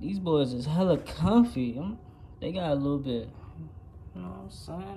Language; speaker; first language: English; native; English